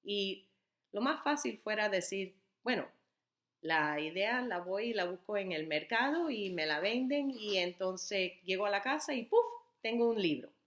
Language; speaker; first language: Spanish; early bilingual, heritage; Spanish